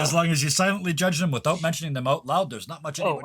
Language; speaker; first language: English; native; English